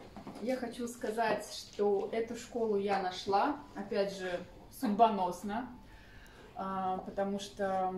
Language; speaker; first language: Russian; native; Russian